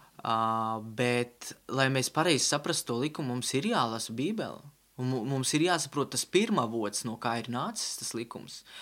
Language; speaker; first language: Latvian; non-native, local second language; Russian